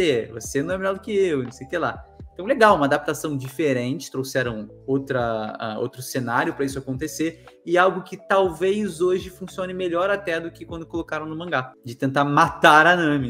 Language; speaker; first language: Portuguese; native; Portuguese